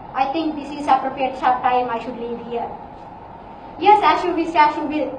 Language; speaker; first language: English; non-native, local second language; Sinhala